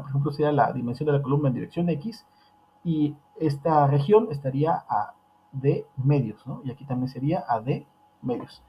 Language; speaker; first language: Spanish; native; Spanish